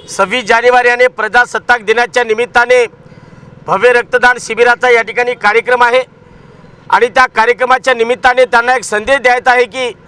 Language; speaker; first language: Marathi; native; Marathi